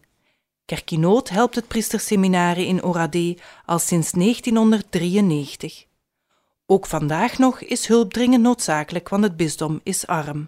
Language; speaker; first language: Dutch; native; Dutch